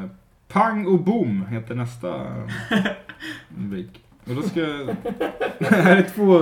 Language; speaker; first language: Swedish; native; Swedish